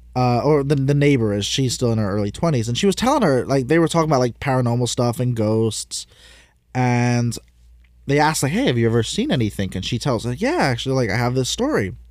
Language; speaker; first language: English; native; English